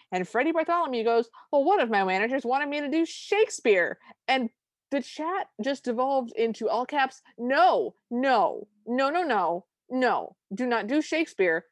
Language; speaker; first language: English; native; English